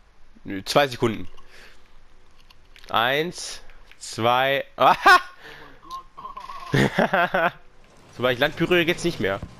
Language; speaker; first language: German; native; German